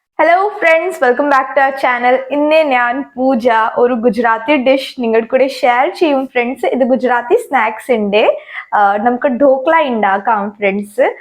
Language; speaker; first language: Malayalam; non-native, learner; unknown